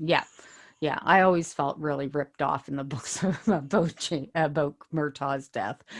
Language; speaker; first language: English; native; English